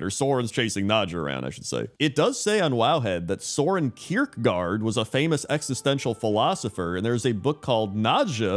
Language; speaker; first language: English; native; English